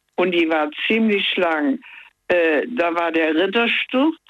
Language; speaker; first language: German; native; German